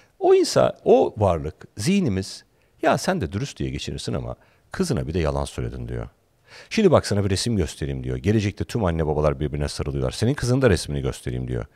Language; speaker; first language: Turkish; native; Turkish